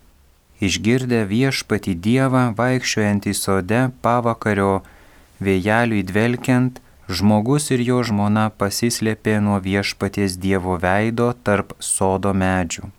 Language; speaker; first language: Lithuanian; native; Lithuanian